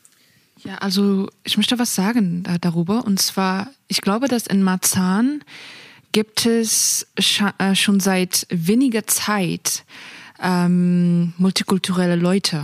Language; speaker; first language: German; non-native, fluent; Persian